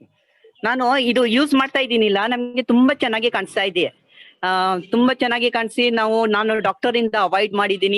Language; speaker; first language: Kannada; non-native, local second language; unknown